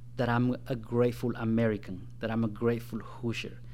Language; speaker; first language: English; non-native, fluent; Spanish